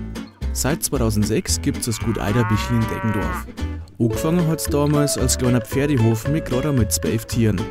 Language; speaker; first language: German; native; German